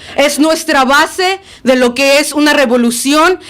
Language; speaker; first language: Spanish; early bilingual, other home language; English